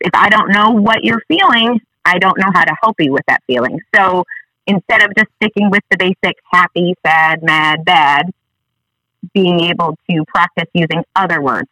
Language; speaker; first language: English; native; English